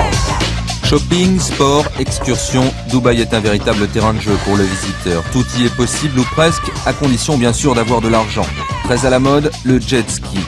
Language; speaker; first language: French; native; French